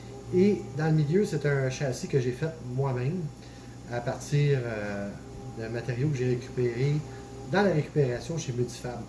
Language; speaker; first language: French; native; French